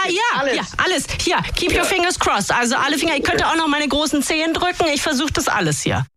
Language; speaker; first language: German; native; German